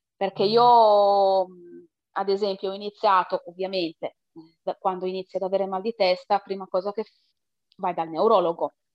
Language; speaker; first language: Italian; native; Italian